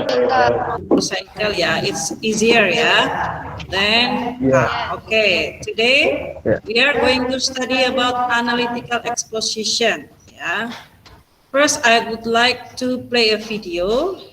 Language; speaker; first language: English; non-native, fluent; Indonesian